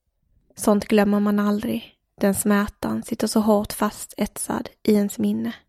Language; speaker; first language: Swedish; native; Swedish